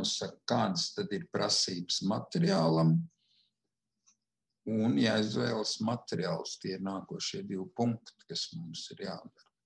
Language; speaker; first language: Latvian; native; Latvian